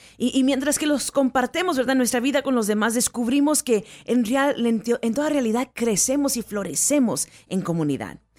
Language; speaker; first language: Spanish; early bilingual, heritage; Spanish